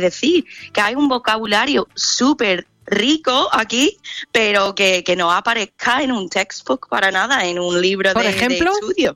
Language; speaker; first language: Spanish; non-native, fluent; English